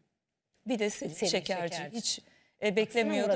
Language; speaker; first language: Turkish; native; Turkish